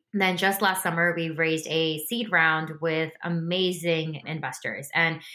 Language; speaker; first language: English; native; English